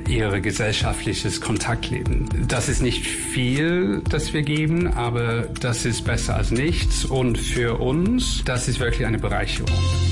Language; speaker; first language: German; non-native, fluent; English